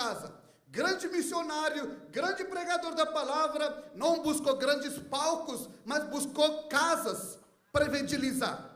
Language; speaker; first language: Portuguese; non-native, fluent; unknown